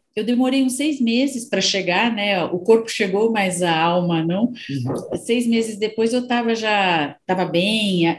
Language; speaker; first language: Portuguese; native; Portuguese